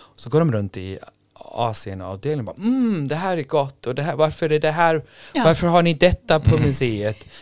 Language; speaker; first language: Swedish; non-native, fluent; Icelandic